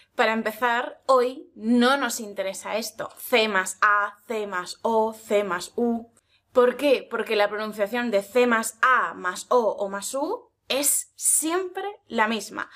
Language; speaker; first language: Spanish; native; Spanish